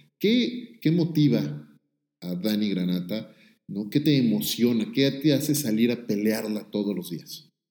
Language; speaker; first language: Spanish; native; Spanish